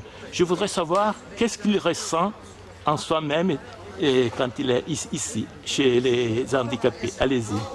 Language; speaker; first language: French; native; French